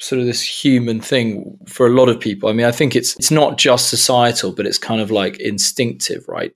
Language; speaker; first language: English; native; English